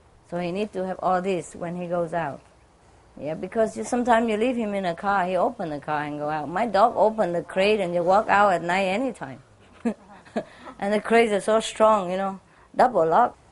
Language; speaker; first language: English; non-native, fluent; Vietnamese